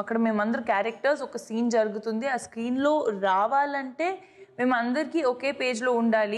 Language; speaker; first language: Telugu; non-native, fluent; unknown